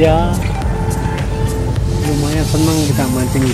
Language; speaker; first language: Indonesian; native; Indonesian